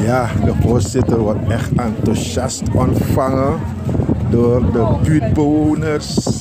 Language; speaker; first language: Dutch; non-native, local second language; Sranan Tongo